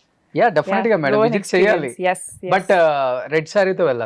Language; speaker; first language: Telugu; native; Telugu